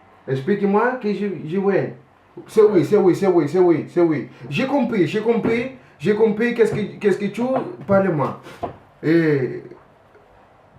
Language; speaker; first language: French; non-native, learner; Kabuverdianu